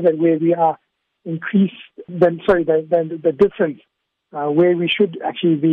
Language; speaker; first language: English; native; English